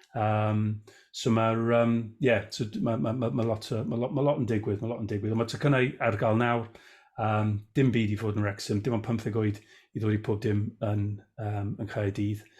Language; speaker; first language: Welsh; non-native, local second language; English